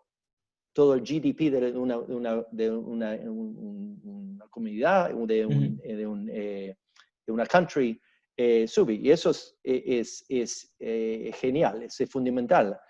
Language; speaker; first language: Spanish; early bilingual, heritage; Spanish